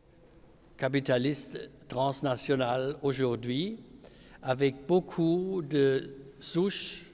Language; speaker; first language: French; non-native, fluent; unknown